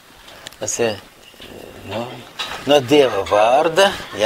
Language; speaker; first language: Latvian; non-native, local second language; Russian